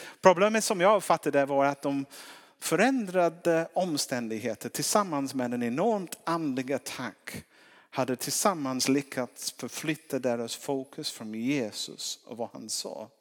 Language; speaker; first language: Swedish; non-native, fluent; English